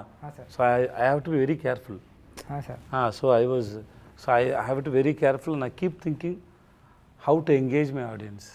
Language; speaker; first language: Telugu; non-native, learner; Tamil